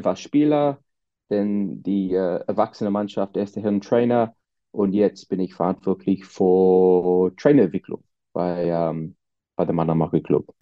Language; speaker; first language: German; non-native, fluent; English